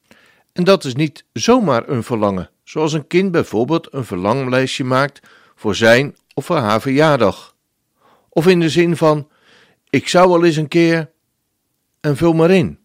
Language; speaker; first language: Dutch; native; Dutch